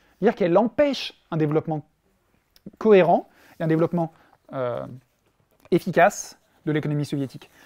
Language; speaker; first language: French; native; French